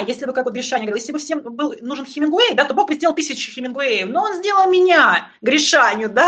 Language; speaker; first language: Russian; native; Russian